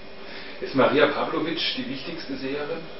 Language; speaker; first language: German; native; German